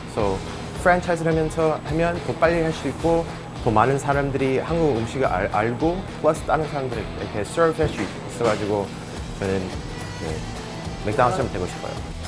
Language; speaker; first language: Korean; early bilingual, heritage; English